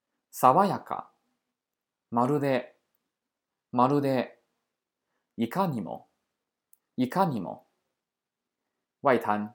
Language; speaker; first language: Japanese; non-native, fluent; Chinese